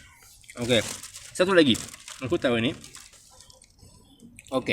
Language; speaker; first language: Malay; non-native, fluent; French